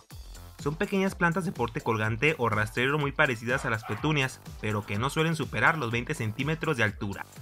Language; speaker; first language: Spanish; native; Spanish